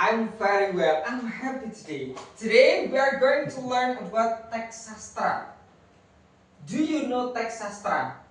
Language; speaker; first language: English; non-native, learner; Indonesian